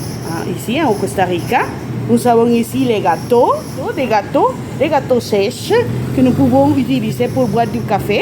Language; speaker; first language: French; non-native, fluent; Spanish